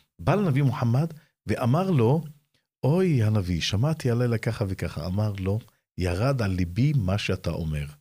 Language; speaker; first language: Hebrew; non-native, local second language; Arabic